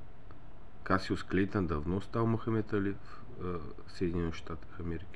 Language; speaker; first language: Russian; non-native, learner; Bulgarian